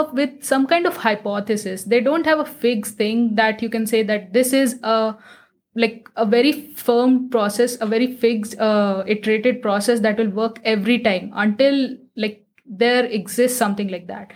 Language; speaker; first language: English; non-native, local second language; Hindi